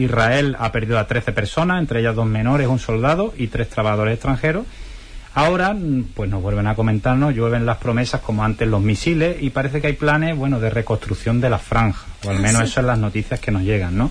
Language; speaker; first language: Spanish; native; Spanish